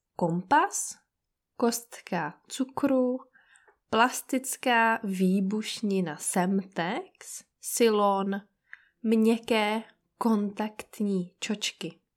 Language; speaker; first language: Czech; native; Czech